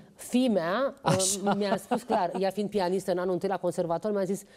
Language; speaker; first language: Romanian; native; Romanian